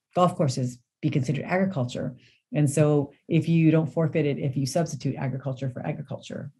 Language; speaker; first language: English; native; English